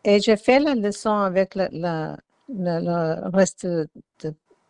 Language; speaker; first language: French; non-native, learner; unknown